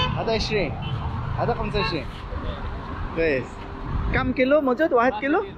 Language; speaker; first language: Arabic; non-native, learner; Bangla